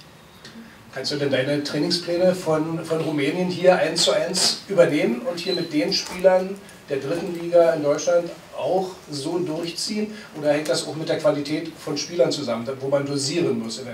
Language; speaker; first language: German; native; German